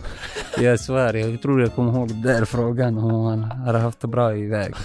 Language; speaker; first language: Swedish; non-native, learner; Arabic